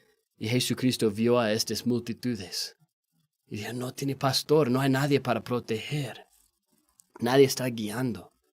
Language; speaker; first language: Spanish; non-native, fluent; English